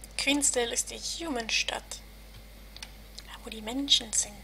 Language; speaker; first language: German; native; German